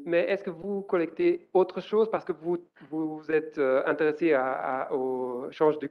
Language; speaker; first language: French; non-native, learner; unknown